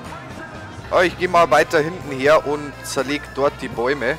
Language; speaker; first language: German; native; German